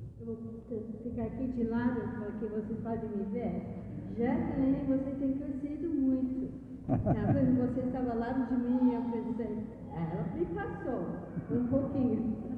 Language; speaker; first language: Portuguese; non-native, fluent; English